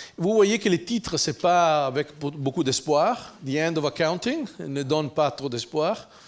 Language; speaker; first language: French; non-native, fluent; Italian